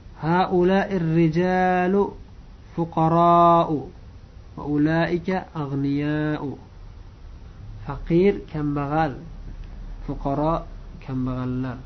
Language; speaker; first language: Arabic; non-native, fluent; Uzbek